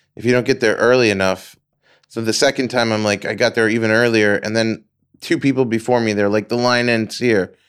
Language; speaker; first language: English; native; English